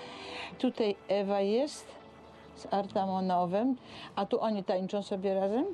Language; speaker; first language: Polish; native; Polish